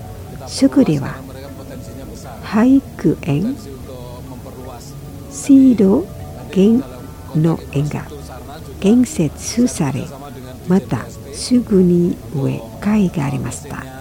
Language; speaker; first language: Japanese; non-native, fluent; Indonesian